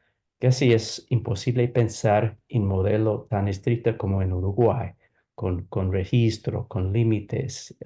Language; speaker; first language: Spanish; non-native, fluent; English